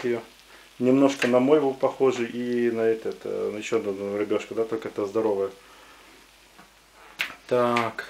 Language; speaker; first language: Russian; native; Russian